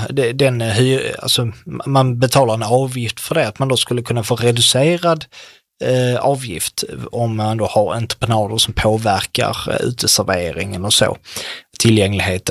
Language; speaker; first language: Swedish; native; Swedish